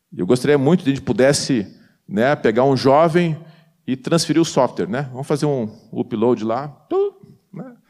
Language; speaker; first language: Portuguese; native; Portuguese